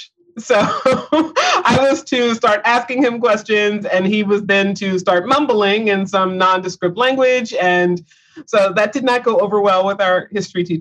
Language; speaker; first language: English; native; English